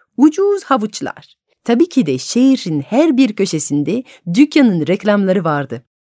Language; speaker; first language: Turkish; non-native, fluent; French